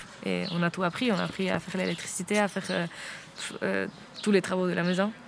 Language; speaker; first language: French; non-native, fluent; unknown